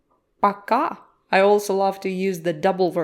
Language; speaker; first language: English; non-native, fluent; Russian